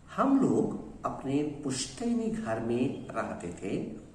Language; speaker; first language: Hindi; non-native, local second language; Kannada